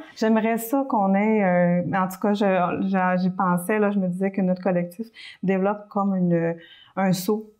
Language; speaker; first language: French; early bilingual, other home language; Spanish